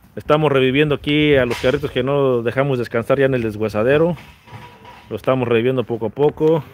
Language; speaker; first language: Spanish; native; Spanish